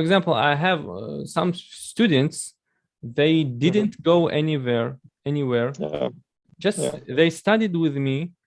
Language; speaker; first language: English; non-native, learner; Chechen